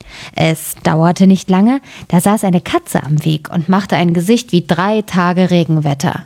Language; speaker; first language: German; native; German